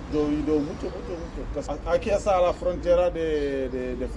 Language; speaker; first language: Spanish; non-native, learner; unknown